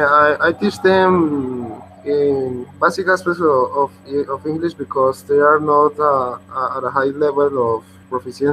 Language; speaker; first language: English; non-native, learner; Spanish